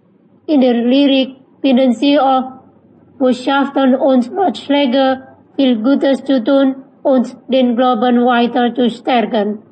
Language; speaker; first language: German; non-native, learner; Indonesian